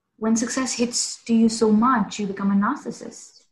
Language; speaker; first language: English; non-native, local second language; Hindi